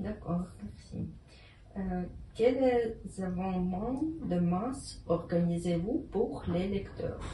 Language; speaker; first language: French; non-native, learner; Ukrainian